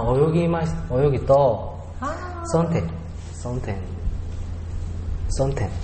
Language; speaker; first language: Japanese; non-native, learner; Korean